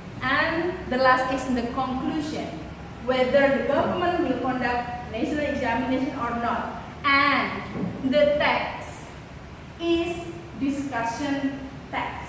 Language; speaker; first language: English; non-native, fluent; Indonesian